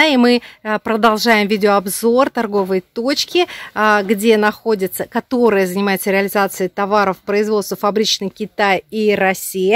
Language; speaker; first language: Russian; native; Russian